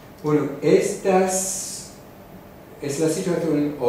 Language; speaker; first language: Spanish; non-native, fluent; German